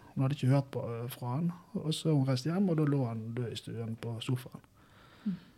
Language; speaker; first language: Norwegian; native; Norwegian